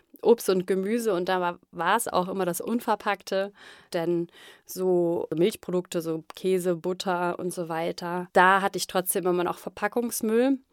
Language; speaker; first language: German; native; German